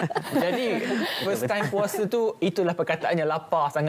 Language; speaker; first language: Malay; native; Malay